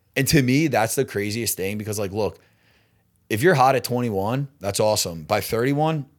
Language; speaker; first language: English; native; English